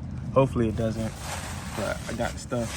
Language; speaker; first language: English; native; English